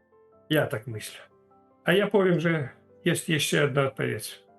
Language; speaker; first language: Polish; non-native, fluent; Russian